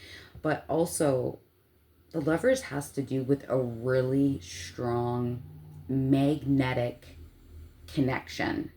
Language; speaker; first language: English; native; English